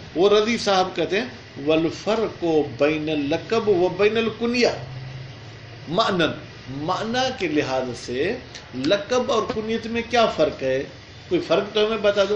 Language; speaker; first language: Urdu; non-native, local second language; Sindhi